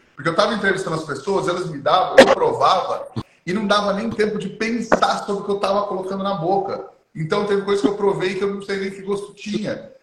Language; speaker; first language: Portuguese; native; Portuguese